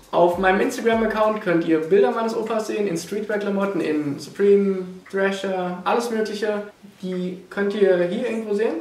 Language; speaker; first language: German; native; German